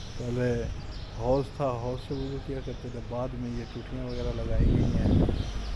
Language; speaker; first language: Urdu; non-native, local second language; Sindhi